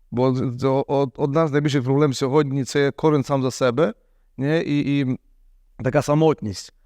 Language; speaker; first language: Ukrainian; native; Ukrainian